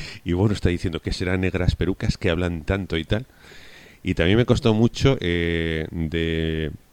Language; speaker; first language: Spanish; native; Spanish